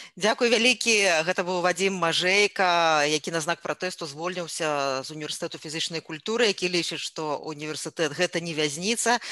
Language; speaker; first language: Belarusian; native; Belarusian